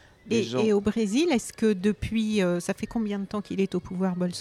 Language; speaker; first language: French; native; French